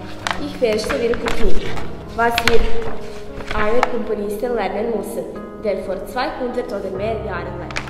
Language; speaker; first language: German; non-native, learner; Serbian